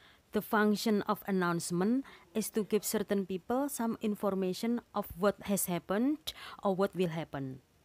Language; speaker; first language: English; non-native, fluent; Indonesian